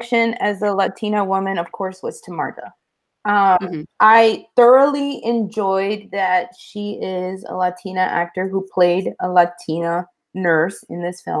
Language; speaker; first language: English; early bilingual, other home language; Spanish